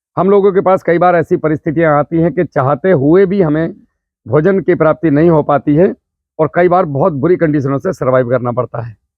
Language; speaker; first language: Hindi; native; Hindi